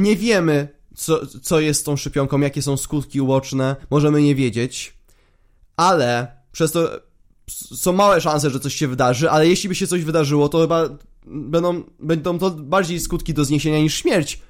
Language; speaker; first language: Polish; native; Polish